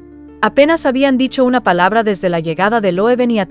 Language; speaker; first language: Spanish; native; Spanish